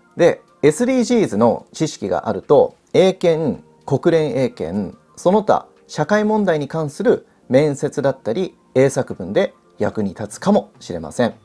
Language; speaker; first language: Japanese; early bilingual, heritage; Japanese